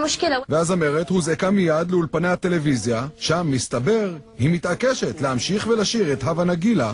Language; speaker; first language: Hebrew; native; Hebrew